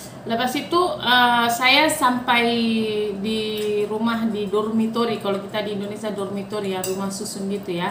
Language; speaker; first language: Malay; non-native, fluent; Batak Toba